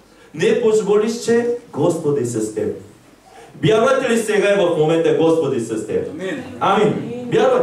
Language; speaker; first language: Bulgarian; non-native, learner; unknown